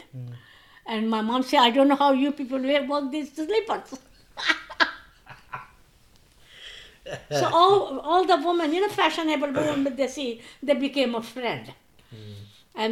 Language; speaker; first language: English; non-native, local second language; Punjabi